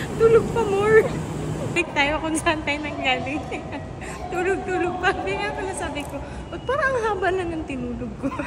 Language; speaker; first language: Filipino; native; Filipino